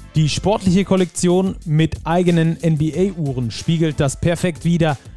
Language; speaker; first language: German; native; German